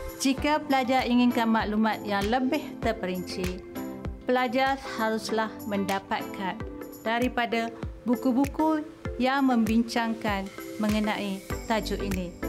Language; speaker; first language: Malay; native; Malay